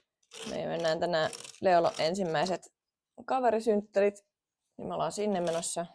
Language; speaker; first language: Finnish; native; Finnish